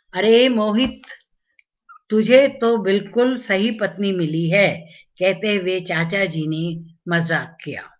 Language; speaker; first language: Hindi; non-native, local second language; Tamil